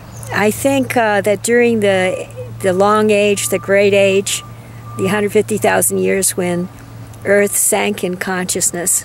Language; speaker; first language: English; native; English